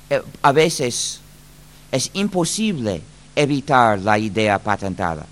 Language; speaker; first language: Spanish; non-native, fluent; English